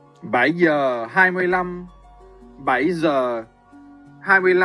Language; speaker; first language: Vietnamese; non-native, fluent; French